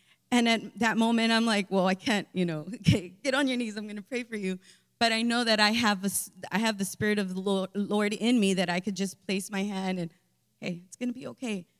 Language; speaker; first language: English; early bilingual, other home language; Spanish